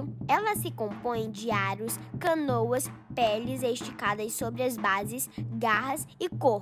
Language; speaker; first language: Portuguese; native; Portuguese